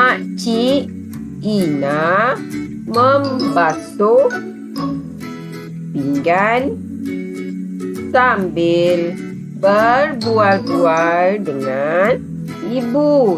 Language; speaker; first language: Malay; native; Malay